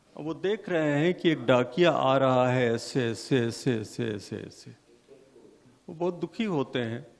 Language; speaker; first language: Hindi; non-native, local second language; Magahi